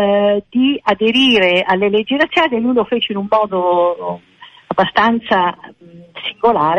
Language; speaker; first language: Italian; native; Italian